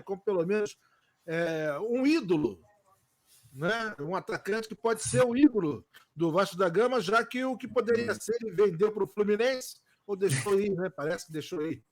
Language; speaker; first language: Portuguese; native; Portuguese